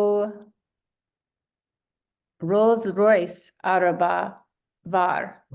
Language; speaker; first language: Turkish; non-native, learner; English